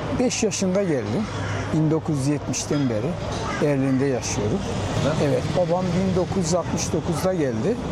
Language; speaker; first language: Turkish; early bilingual, heritage; Turkish